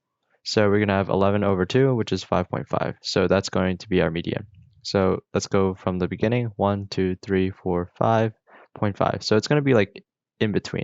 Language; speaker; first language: English; native; English